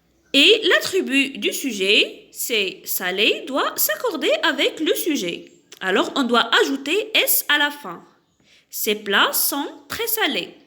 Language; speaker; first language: French; non-native, local second language; Arabic